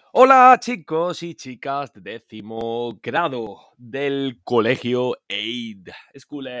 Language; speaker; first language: Spanish; non-native, fluent; Norwegian